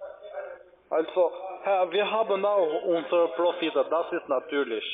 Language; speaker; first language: German; non-native, learner; Albanian